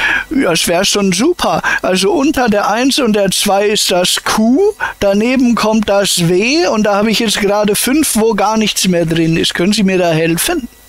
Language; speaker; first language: German; native; German